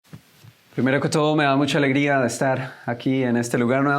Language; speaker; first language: Spanish; native; Spanish